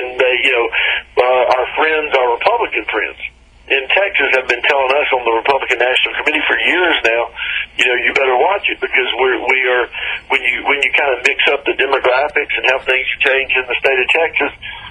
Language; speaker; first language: English; native; English